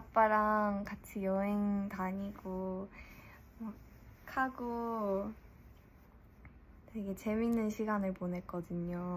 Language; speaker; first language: Korean; early bilingual, heritage; English